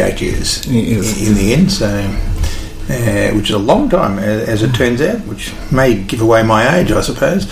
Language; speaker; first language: English; native; English